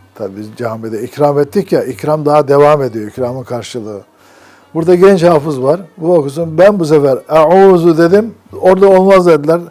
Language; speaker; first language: Turkish; native; Turkish